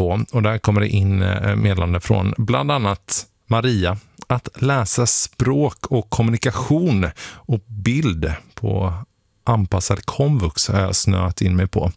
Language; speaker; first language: Swedish; native; Swedish